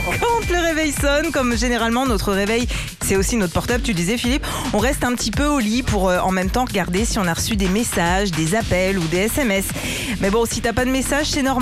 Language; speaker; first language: French; native; French